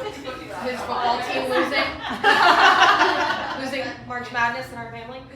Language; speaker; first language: English; native; English